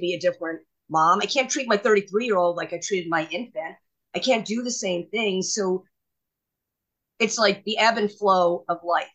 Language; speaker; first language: English; native; English